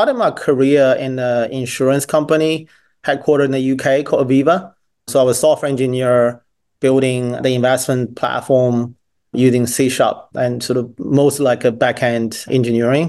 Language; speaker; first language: English; non-native, fluent; Chinese